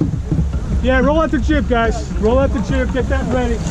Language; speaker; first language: English; native; English